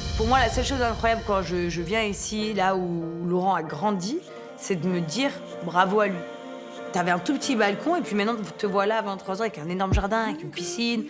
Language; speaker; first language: French; native; French